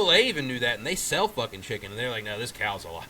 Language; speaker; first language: English; native; English